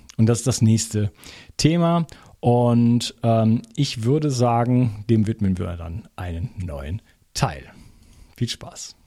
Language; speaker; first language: German; native; German